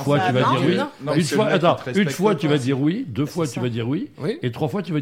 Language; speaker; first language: French; native; French